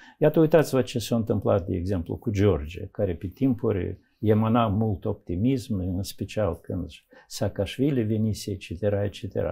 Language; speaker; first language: Romanian; native; Romanian